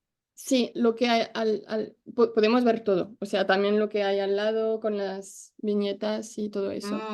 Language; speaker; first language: Spanish; non-native, fluent; French